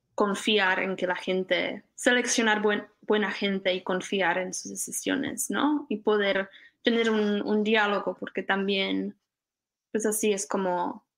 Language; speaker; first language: Spanish; non-native, fluent; Czech